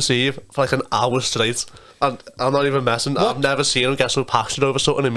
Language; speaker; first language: English; native; English